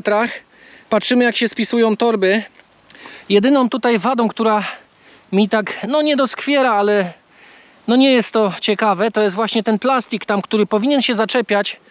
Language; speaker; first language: Polish; native; Polish